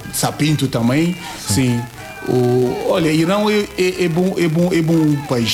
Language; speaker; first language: Portuguese; non-native, learner; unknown